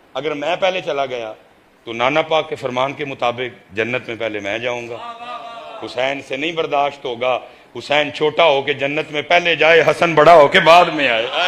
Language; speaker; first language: Urdu; non-native, local second language; Punjabi